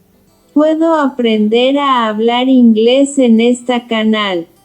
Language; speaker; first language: Spanish; non-native, learner; Haitian Creole